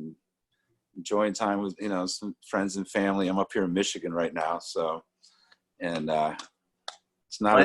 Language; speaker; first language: English; native; English